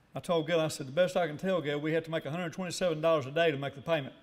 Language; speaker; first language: English; native; English